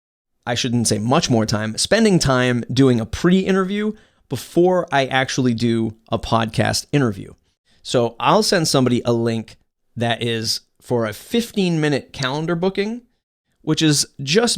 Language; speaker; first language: English; native; English